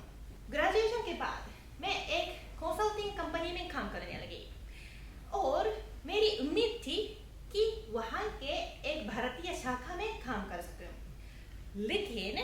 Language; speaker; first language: Hindi; non-native, fluent; Japanese